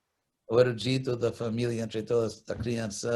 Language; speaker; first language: Portuguese; non-native, fluent; English